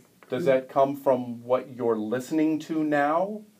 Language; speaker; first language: English; native; English